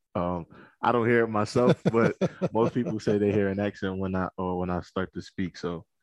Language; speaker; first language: English; native; English